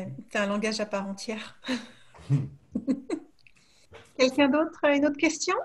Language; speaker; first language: French; native; French